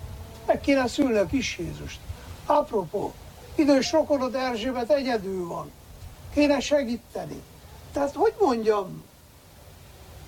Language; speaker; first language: Hungarian; native; Hungarian